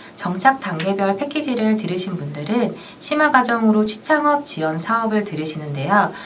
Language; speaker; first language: Korean; native; Korean